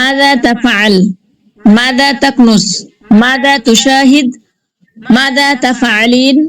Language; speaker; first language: Arabic; non-native, learner; Bangla